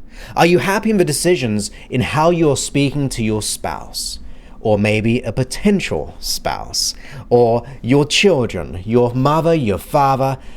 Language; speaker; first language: English; native; English